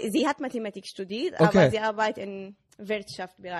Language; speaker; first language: German; non-native, learner; Arabic